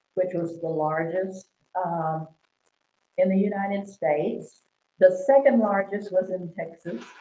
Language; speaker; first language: English; native; English